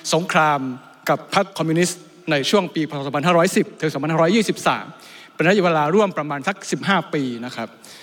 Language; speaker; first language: Thai; non-native, local second language; Hmong